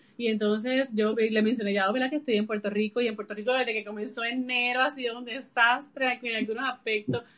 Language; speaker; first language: Spanish; native; Spanish